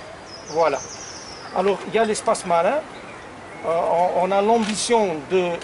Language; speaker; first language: French; non-native, local second language; Arabic